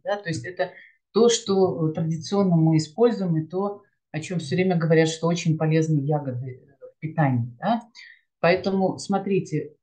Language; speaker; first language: Russian; native; Russian